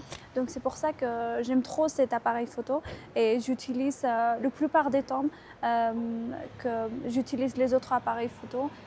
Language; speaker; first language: French; non-native, fluent; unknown